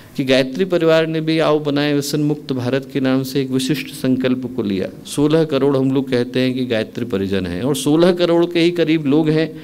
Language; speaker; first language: Hindi; native; Hindi